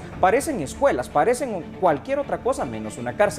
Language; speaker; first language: Spanish; native; Spanish